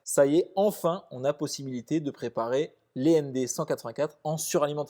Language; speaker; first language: French; native; French